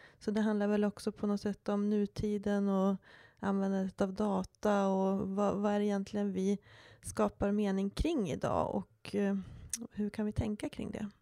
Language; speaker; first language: Swedish; native; Swedish